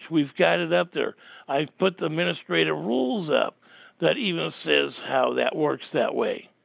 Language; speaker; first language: English; native; English